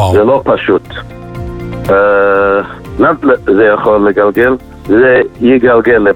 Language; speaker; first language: Hebrew; non-native, fluent; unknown